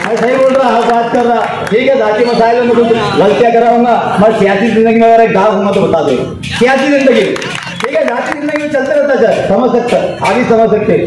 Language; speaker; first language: Hindi; non-native, local second language; Urdu